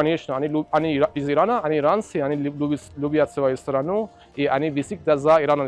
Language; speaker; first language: Russian; non-native, fluent; Azerbaijani